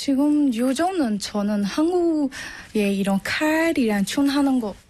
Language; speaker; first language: Korean; non-native, learner; Thai